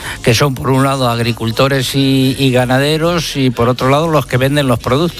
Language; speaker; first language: Spanish; native; Spanish